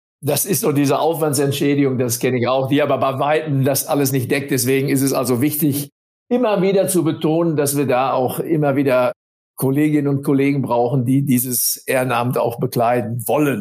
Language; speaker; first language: German; native; German